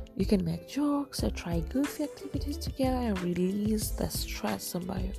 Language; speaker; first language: English; non-native, local second language; Swahili